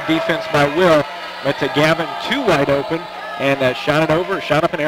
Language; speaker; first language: English; native; English